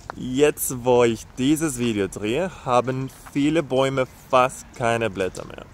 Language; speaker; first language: German; non-native, fluent; Spanish